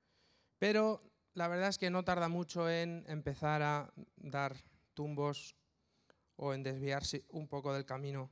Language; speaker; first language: Spanish; native; Spanish